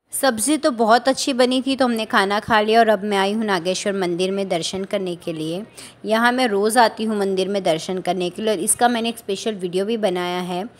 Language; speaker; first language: Hindi; non-native, local second language; Gujarati